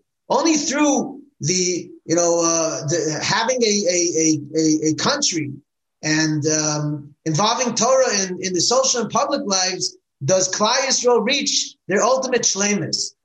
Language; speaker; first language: English; native; English